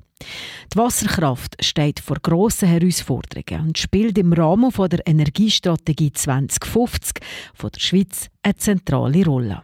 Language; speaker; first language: German; native; German